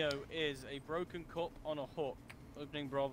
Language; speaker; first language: English; native; English